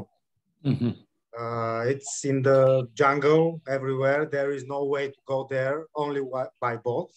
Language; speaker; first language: English; non-native, learner; Bulgarian